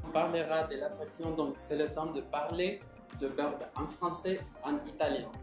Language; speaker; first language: French; non-native, learner; Spanish